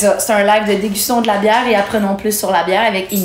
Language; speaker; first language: French; native; French